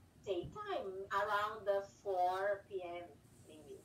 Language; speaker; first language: English; non-native, learner; Portuguese